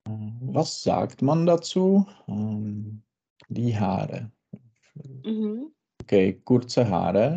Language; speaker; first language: German; non-native, learner; Czech